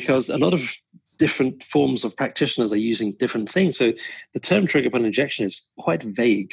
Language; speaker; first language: English; native; English